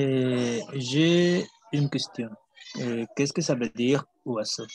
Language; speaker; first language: French; non-native, learner; Spanish